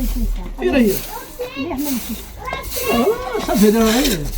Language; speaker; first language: Arabic; native; Arabic